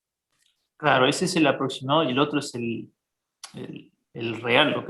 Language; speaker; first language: Spanish; native; Spanish